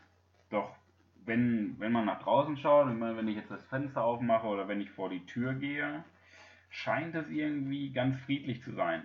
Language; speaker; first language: German; native; German